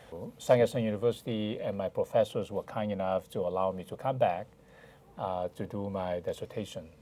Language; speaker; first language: English; non-native, fluent; Chinese